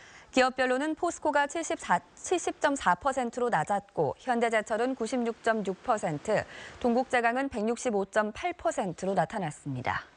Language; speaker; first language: Korean; native; Korean